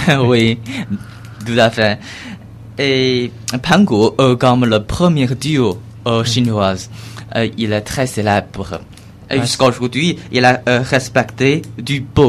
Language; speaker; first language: French; non-native, learner; Chinese